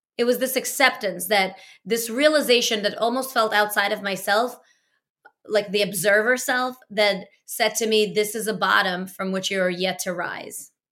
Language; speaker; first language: English; early bilingual, other home language; Russian